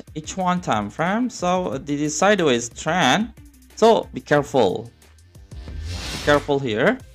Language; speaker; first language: English; non-native, learner; Indonesian